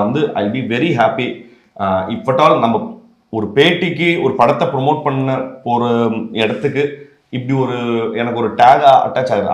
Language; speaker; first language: Tamil; native; Tamil